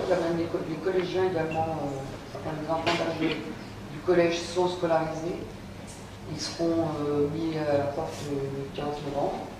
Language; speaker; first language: French; native; French